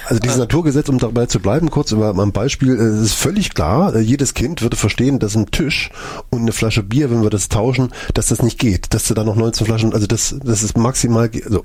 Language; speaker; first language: German; native; German